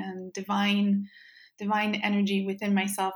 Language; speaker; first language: English; non-native, fluent; French